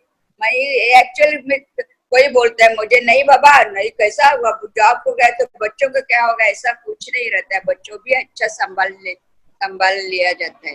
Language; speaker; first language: Hindi; non-native, local second language; Kannada